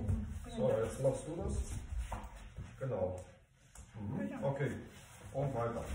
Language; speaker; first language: German; non-native, fluent; Russian